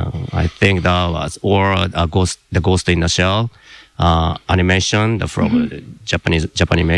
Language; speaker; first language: English; non-native, learner; Japanese